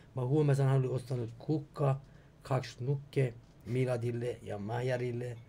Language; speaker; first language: Finnish; non-native, fluent; Persian